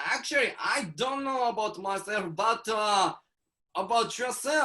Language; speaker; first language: English; non-native, learner; Japanese